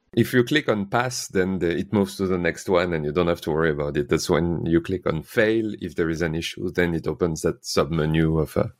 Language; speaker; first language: English; non-native, fluent; French